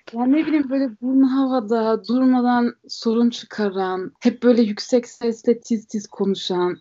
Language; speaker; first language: Turkish; early bilingual, heritage; Turkish